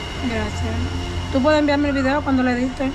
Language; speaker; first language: Spanish; native; Spanish